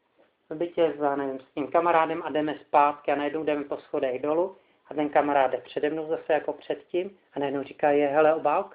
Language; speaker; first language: Czech; native; Czech